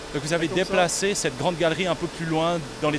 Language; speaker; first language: French; native; French